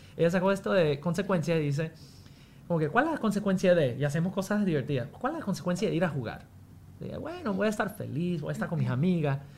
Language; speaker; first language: Spanish; non-native, fluent; English